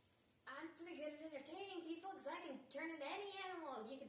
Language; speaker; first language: English; native; English